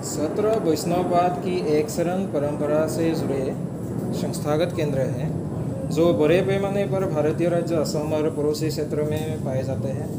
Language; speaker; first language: Hindi; non-native, local second language; Assamese